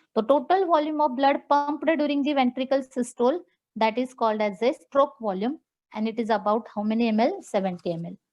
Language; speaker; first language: Hindi; non-native, local second language; Marathi